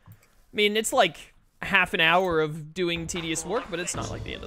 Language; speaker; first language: English; native; English